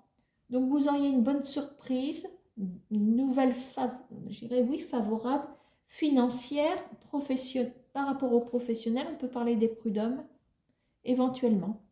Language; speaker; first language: French; native; French